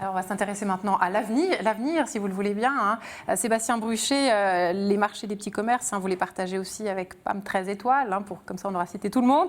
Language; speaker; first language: French; native; French